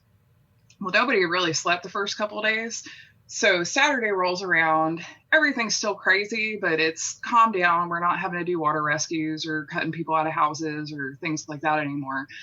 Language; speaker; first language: English; native; English